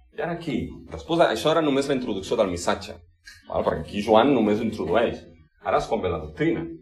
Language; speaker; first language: Catalan; non-native, local second language; Spanish